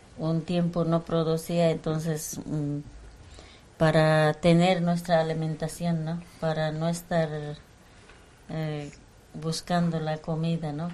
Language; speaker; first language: Spanish; non-native, local second language; Aymara